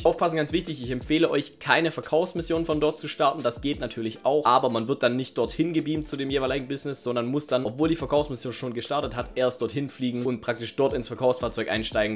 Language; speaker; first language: German; native; German